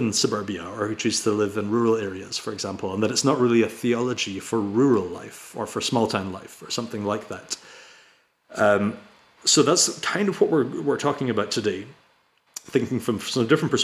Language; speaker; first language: English; native; English